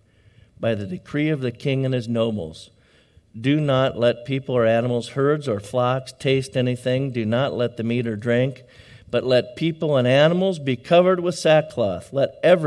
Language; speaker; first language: English; native; English